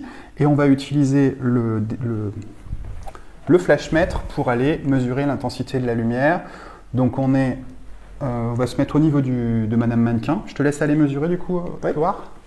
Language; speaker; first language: French; native; French